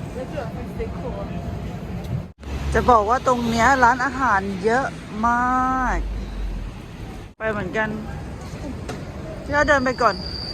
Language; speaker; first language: Thai; native; Thai